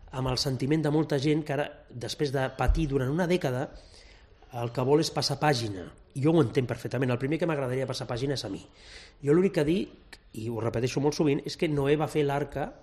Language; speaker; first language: Catalan; non-native, local second language; Spanish